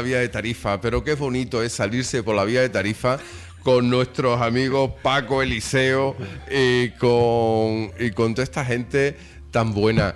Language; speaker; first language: Spanish; native; Spanish